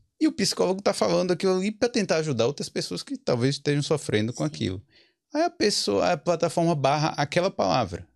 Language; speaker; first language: Portuguese; native; Portuguese